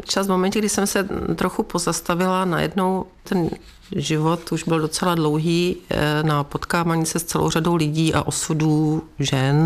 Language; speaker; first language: Czech; native; Czech